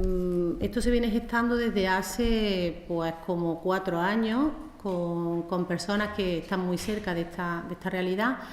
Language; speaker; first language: Spanish; native; Spanish